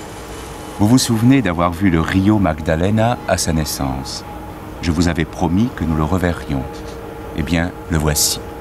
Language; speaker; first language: French; native; French